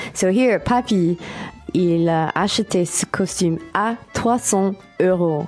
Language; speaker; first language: French; non-native, fluent; English